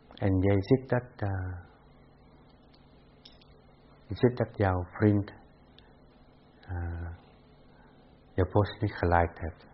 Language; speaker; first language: Dutch; non-native, fluent; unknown